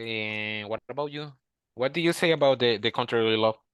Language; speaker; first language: English; non-native, learner; Spanish